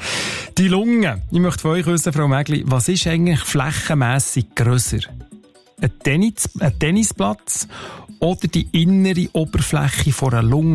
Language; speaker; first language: German; native; German